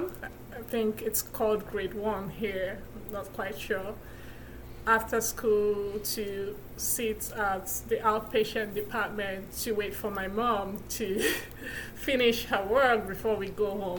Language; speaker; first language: English; non-native, local second language; Igbo